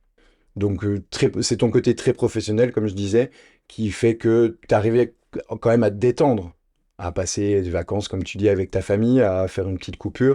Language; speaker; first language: French; native; French